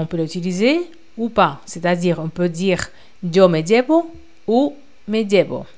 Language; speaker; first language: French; non-native, fluent; Spanish